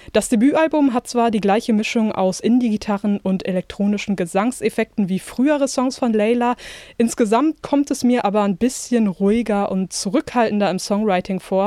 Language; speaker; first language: German; native; German